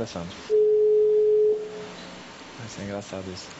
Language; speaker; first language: Portuguese; native; Portuguese